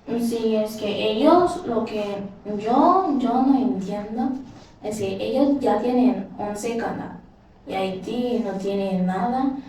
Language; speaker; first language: Spanish; non-native, fluent; Haitian Creole